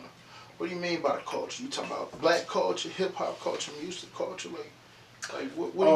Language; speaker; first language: English; native; English